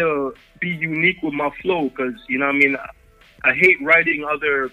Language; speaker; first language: English; native; English